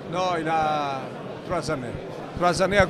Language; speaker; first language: French; non-native, fluent; Italian